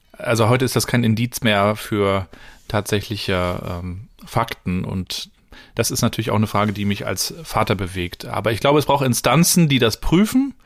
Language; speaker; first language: German; native; German